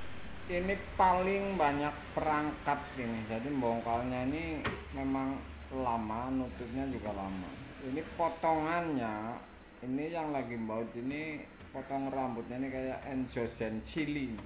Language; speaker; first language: Indonesian; native; Indonesian